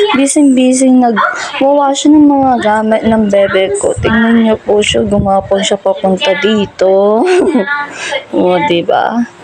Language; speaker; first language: Filipino; non-native, local second language; Pampanga